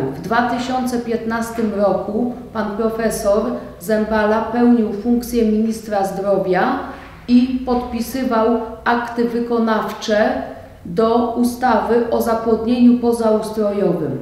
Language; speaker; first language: Polish; native; Polish